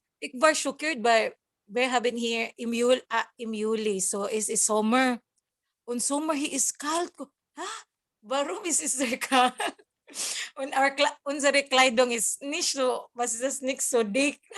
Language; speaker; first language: German; non-native, learner; Cebuano